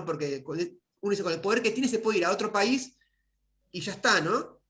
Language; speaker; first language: Spanish; native; Spanish